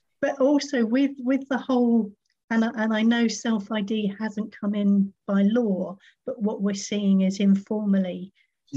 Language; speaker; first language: English; native; English